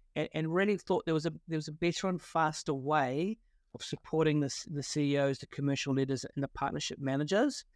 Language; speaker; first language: English; native; English